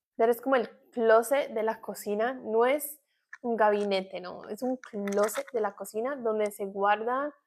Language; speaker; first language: Spanish; non-native, fluent; English